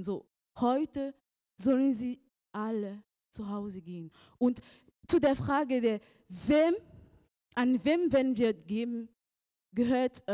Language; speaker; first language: German; non-native, learner; French